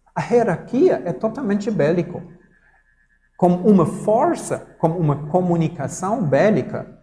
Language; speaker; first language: Portuguese; non-native, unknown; German